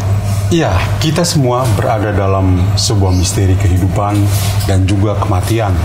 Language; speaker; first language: Indonesian; native; Indonesian